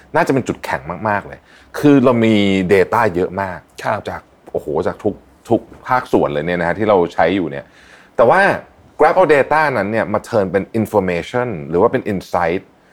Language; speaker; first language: Thai; native; Thai